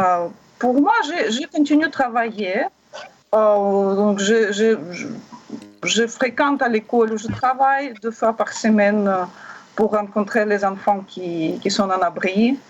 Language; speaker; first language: French; non-native, learner; Russian